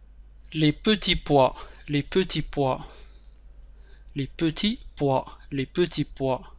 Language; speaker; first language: French; non-native, fluent; Arabic